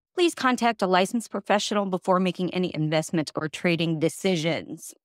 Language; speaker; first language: English; native; English